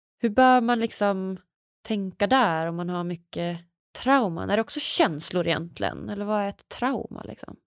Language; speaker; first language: Swedish; native; Swedish